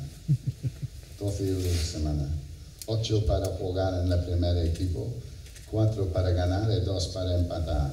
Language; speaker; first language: Spanish; non-native, fluent; English